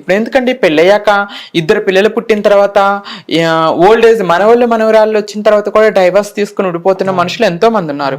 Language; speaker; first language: Telugu; native; Telugu